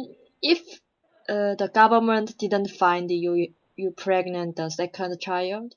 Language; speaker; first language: English; non-native, learner; Chinese